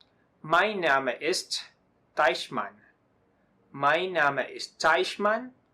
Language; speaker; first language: German; non-native, learner; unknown